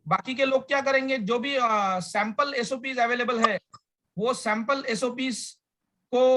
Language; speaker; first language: Hindi; non-native, local second language; Marathi